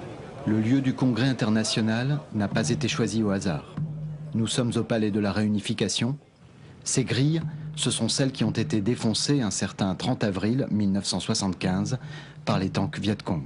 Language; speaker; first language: French; native; French